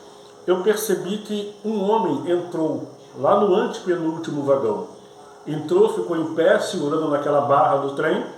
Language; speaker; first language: Portuguese; native; Portuguese